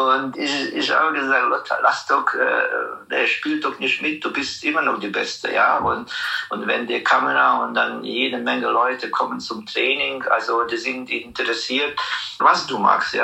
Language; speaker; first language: German; non-native, fluent; Hungarian